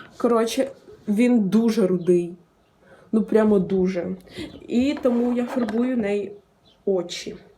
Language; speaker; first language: Ukrainian; non-native, local second language; Russian